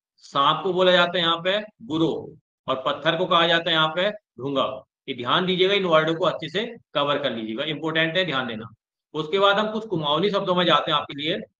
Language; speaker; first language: Hindi; native; Hindi